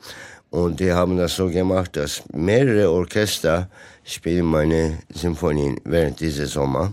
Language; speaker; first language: German; non-native, fluent; Turkish